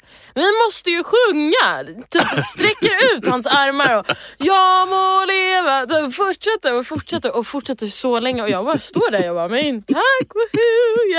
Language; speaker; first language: Swedish; early bilingual, heritage; English